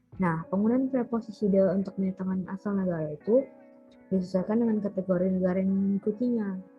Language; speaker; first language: Indonesian; native; Indonesian